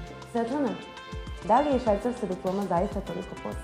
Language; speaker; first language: Bosnian; native; Bosnian